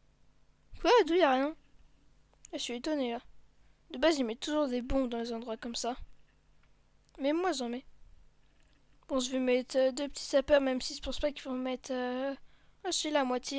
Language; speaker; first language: French; native; French